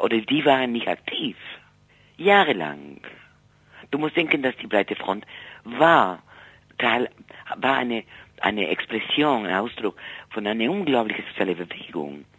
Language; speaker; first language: German; non-native, fluent; Spanish